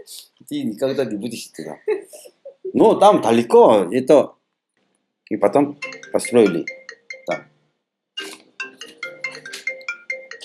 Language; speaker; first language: Russian; non-native, learner; Korean